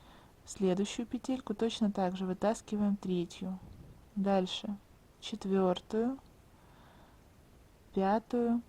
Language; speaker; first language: Russian; native; Russian